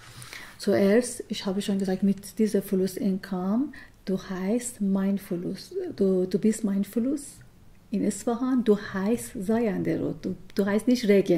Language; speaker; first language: German; non-native, learner; Persian